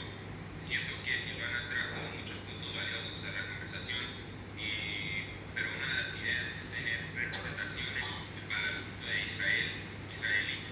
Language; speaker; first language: Spanish; non-native, fluent; English